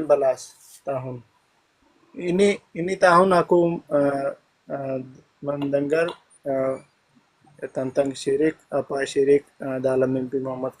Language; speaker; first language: Indonesian; non-native, learner; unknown